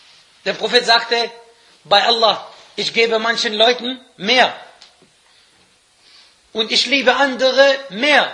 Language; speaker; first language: German; non-native, fluent; Arabic